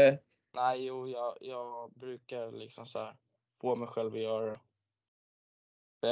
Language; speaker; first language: Swedish; native; Swedish